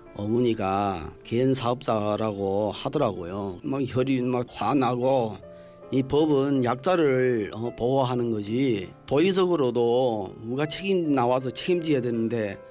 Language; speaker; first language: Korean; early bilingual, heritage; Korean